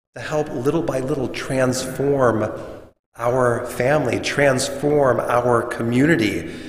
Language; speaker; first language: English; native; English